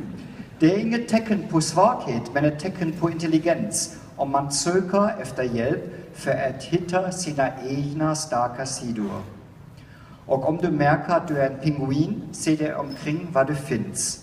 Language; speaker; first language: Swedish; non-native, fluent; German